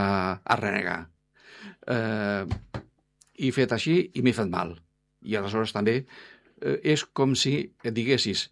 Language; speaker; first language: Catalan; non-native, fluent; Spanish